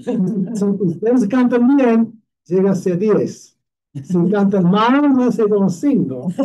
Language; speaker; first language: Spanish; non-native, fluent; English